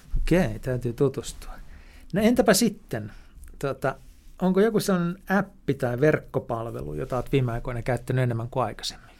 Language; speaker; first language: Finnish; native; Finnish